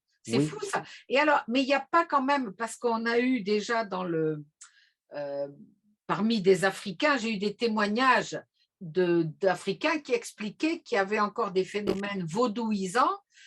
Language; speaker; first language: French; native; French